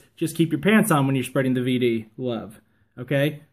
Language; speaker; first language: English; native; English